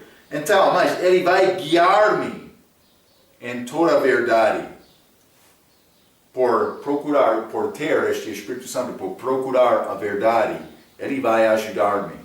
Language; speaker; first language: Portuguese; non-native, fluent; English